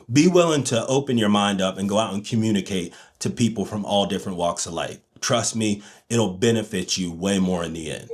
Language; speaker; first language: English; native; English